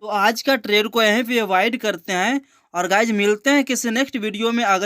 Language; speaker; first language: Hindi; native; Hindi